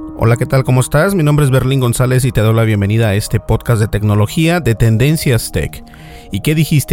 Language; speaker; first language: Spanish; native; Spanish